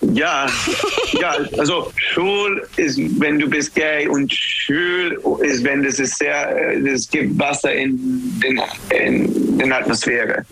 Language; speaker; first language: German; non-native, learner; English